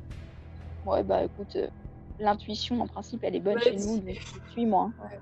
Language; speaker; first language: French; native; French